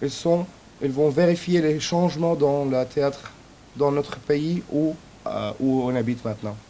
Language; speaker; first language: French; non-native, fluent; Arabic